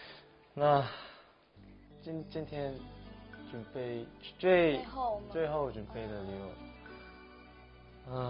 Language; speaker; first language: Chinese; non-native, learner; Korean